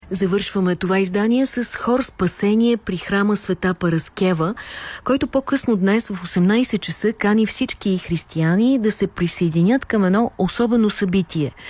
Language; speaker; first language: Bulgarian; native; Bulgarian